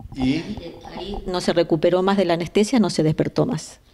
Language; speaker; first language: Spanish; native; Spanish